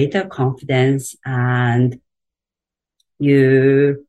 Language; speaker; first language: English; non-native, fluent; Japanese